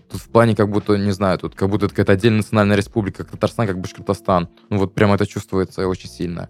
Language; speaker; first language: Russian; native; Russian